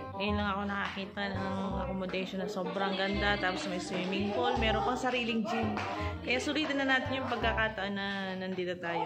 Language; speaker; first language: Filipino; non-native, local second language; Iloko